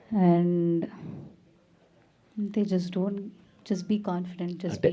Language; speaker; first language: Telugu; non-native, learner; Malayalam